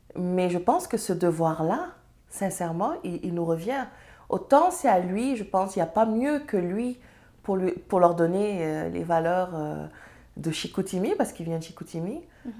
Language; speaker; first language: French; non-native, local second language; Serer